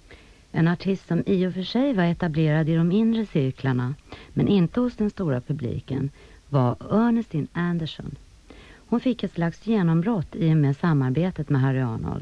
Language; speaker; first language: Swedish; native; Swedish